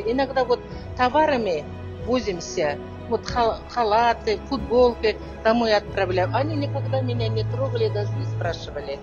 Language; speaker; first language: Russian; non-native, local second language; Kazakh